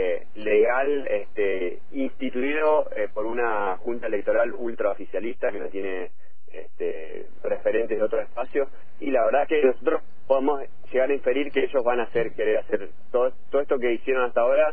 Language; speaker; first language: Spanish; native; Spanish